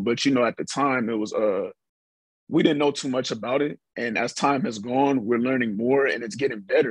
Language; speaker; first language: English; native; English